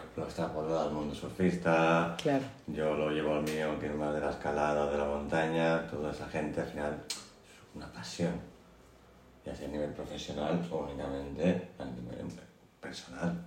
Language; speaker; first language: Spanish; native; Spanish